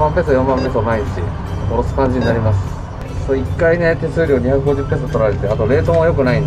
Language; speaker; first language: Japanese; native; Japanese